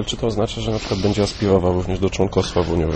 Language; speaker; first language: Polish; native; Polish